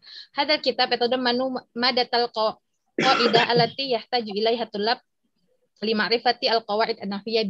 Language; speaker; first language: Arabic; non-native, fluent; Indonesian